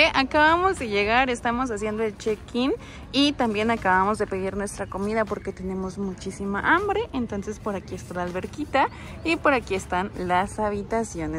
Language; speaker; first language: Spanish; native; Spanish